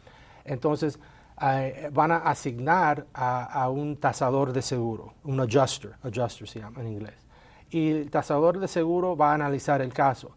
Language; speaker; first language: Spanish; native; Spanish